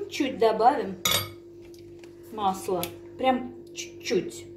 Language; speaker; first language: Russian; non-native, fluent; Turkmen